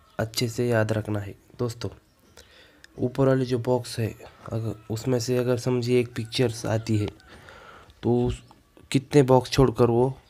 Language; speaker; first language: Hindi; non-native, local second language; Marathi